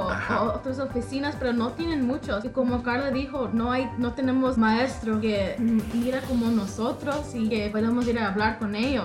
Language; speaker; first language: Spanish; early bilingual, heritage; English